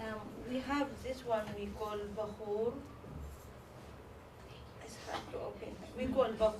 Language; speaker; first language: English; non-native, learner; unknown